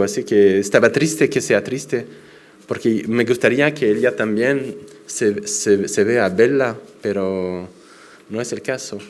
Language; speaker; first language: Spanish; non-native, fluent; French